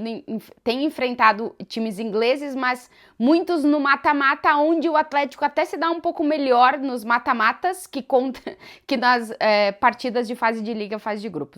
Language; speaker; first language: Portuguese; native; Portuguese